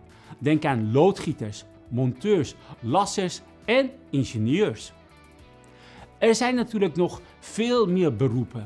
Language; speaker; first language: Dutch; non-native, fluent; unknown